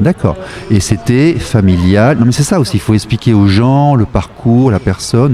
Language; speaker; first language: French; native; French